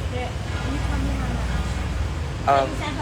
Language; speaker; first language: English; non-native, learner; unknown